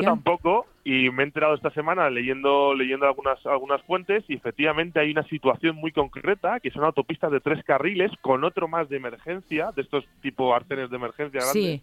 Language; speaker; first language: Spanish; native; Spanish